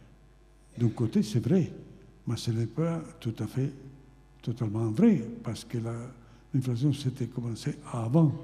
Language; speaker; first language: French; non-native, fluent; Italian